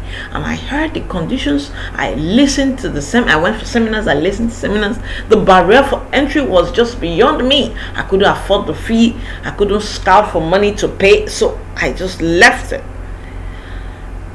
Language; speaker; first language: English; non-native, local second language; Yoruba